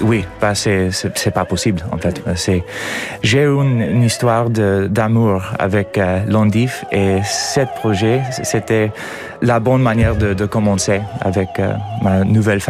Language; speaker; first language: French; non-native, learner; English